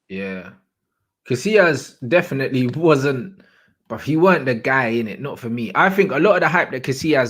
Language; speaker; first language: English; native; English